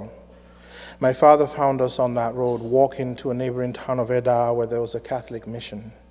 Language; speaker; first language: English; native; English